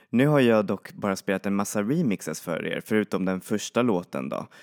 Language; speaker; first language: Swedish; native; Swedish